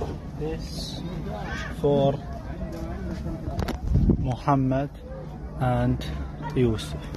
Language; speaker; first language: English; non-native, learner; Arabic